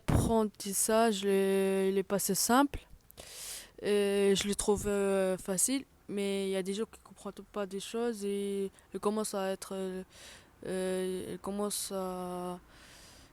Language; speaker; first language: French; non-native, local second language; Arabic